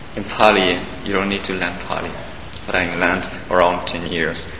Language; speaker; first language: English; non-native, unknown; Burmese